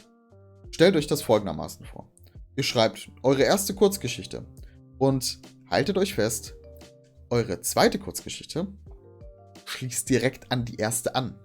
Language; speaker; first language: German; native; German